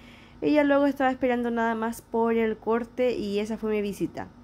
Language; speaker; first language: Spanish; native; Spanish